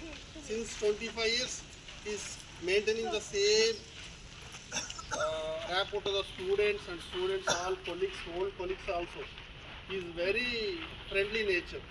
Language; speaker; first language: English; non-native, local second language; Telugu